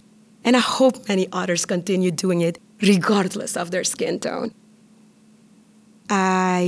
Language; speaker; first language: English; non-native, fluent; Papiamento